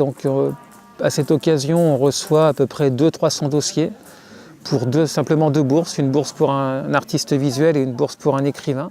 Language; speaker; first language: French; native; French